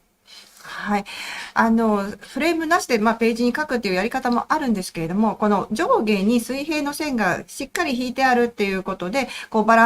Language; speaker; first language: Japanese; native; Japanese